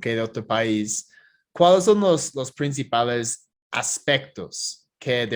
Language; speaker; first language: Spanish; non-native, fluent; English